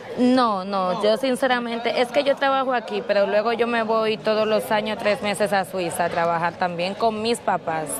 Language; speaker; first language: Spanish; native; Spanish